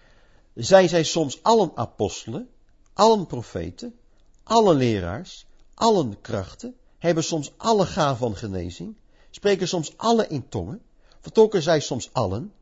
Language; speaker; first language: Dutch; native; Dutch